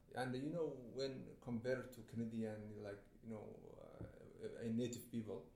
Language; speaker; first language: English; non-native, fluent; Somali